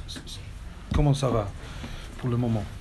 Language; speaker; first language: French; non-native, learner; English